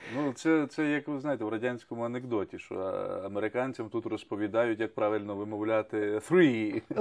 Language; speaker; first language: Ukrainian; native; Ukrainian